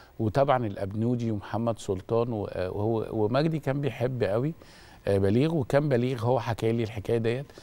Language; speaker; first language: Egyptian Arabic; native; Egyptian Arabic